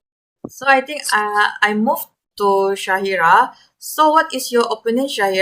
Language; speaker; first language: English; non-native, learner; Malay